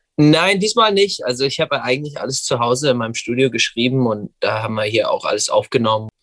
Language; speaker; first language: German; non-native, fluent; English